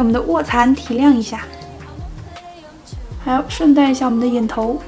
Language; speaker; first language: Chinese; native; Chinese